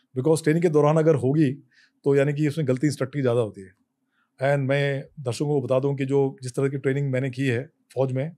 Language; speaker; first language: Hindi; native; Hindi